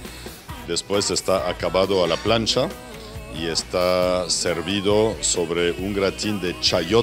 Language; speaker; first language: Spanish; non-native, fluent; French